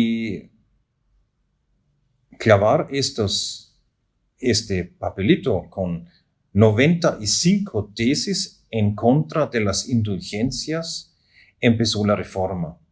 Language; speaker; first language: Spanish; non-native, fluent; German